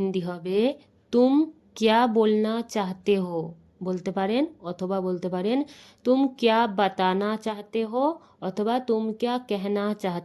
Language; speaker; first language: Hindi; non-native, local second language; Bangla